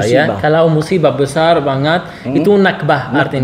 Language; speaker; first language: Indonesian; non-native, learner; Arabic